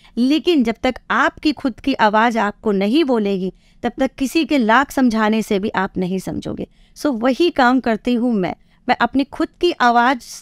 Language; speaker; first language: Hindi; native; Hindi